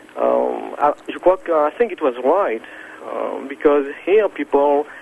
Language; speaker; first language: English; non-native, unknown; French